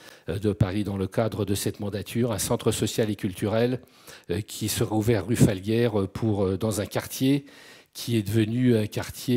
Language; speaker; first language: French; native; French